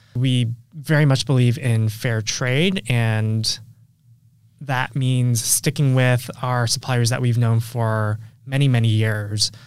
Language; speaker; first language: English; native; English